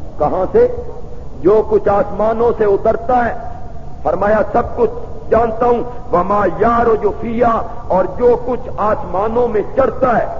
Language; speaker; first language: Urdu; non-native, local second language; Punjabi